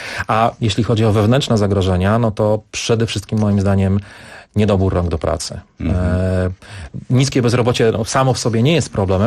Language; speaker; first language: Polish; native; Polish